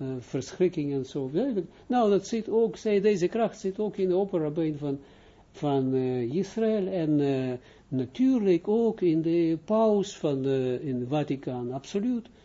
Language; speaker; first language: Dutch; non-native, fluent; Hebrew